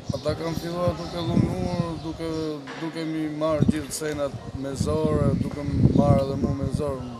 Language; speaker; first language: Albanian; non-native, local second language; Romany